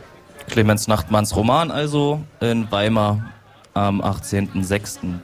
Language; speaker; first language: German; native; German